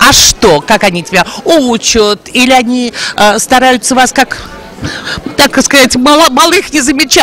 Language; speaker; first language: Russian; native; Russian